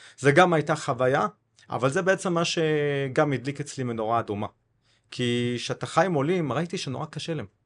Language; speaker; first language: Hebrew; non-native, fluent; English